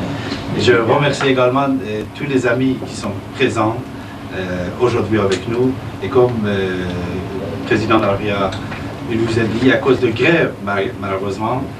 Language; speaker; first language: French; non-native, fluent; Persian